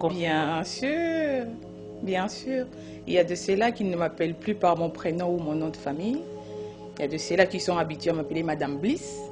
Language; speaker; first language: French; non-native, local second language; Lingala